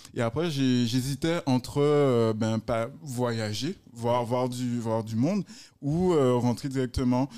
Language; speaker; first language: French; native; French